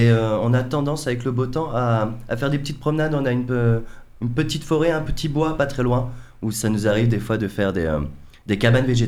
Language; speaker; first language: French; native; French